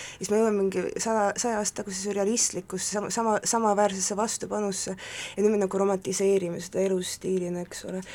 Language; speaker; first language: Estonian; native; Estonian